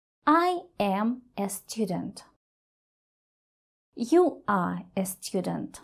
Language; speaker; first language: English; non-native, fluent; Russian